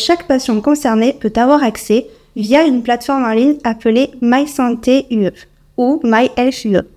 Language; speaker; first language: French; native; French